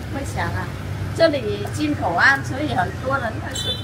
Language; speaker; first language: Chinese; non-native, learner; Vietnamese